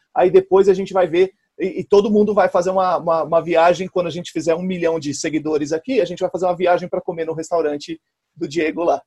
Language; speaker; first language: Portuguese; native; Portuguese